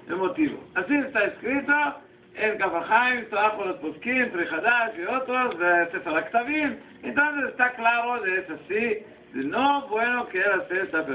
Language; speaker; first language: Spanish; non-native, learner; Hebrew